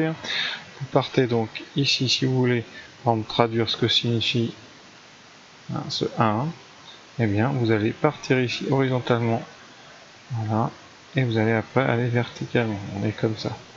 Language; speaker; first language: French; native; French